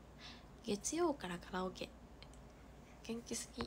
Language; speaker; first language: Japanese; native; Japanese